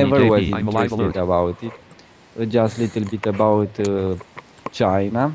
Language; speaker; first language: English; non-native, learner; Romanian